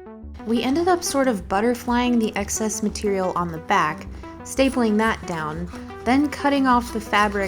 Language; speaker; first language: English; native; English